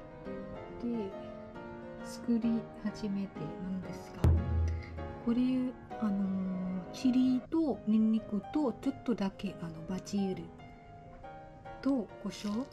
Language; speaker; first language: Japanese; non-native, learner; Lao